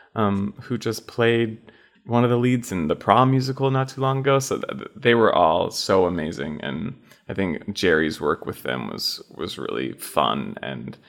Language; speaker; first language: English; native; English